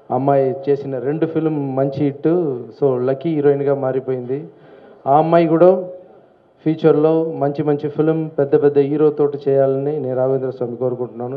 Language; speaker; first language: Telugu; non-native, local second language; Tamil